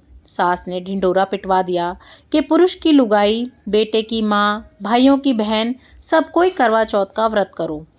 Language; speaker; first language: Hindi; native; Hindi